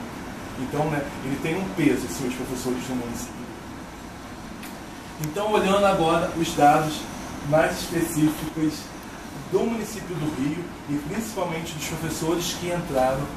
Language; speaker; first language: Portuguese; native; Portuguese